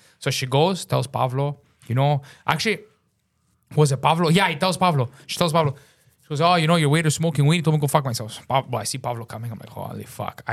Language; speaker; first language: English; native; English